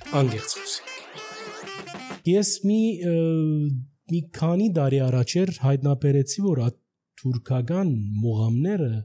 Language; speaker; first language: Armenian; early bilingual, heritage; Armenian